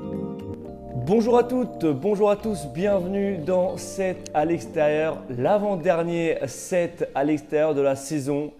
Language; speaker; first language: French; native; French